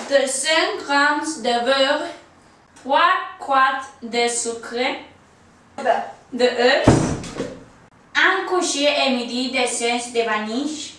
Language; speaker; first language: French; non-native, learner; Spanish